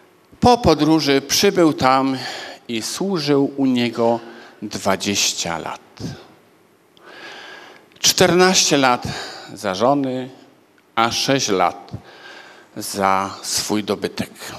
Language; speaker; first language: Polish; native; Polish